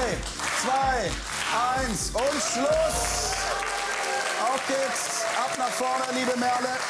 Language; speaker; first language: German; native; German